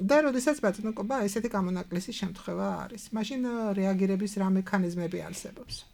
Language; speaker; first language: Georgian; native; Georgian